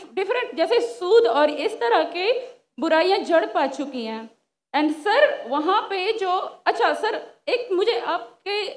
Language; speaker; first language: Urdu; non-native, local second language; Pashto